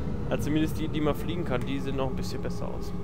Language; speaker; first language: German; native; German